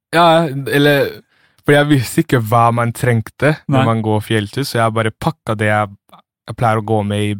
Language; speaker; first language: Norwegian; early bilingual, other home language; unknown